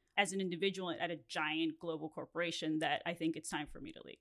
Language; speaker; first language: English; non-native, fluent; Spanish